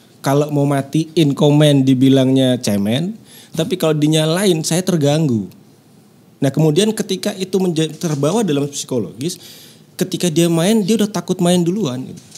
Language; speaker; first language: Indonesian; native; Indonesian